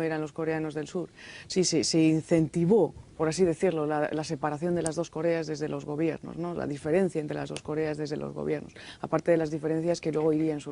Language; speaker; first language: Spanish; native; Spanish